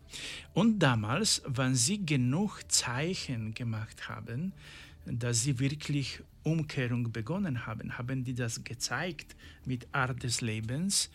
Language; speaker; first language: German; non-native, learner; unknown